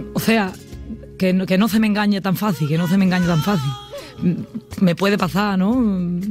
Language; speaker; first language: Spanish; native; Spanish